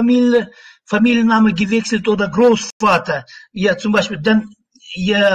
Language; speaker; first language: German; non-native, learner; Russian